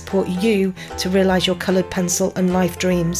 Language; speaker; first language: English; native; English